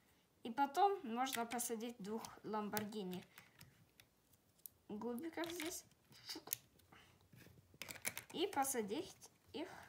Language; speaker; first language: Russian; early bilingual, heritage; Russian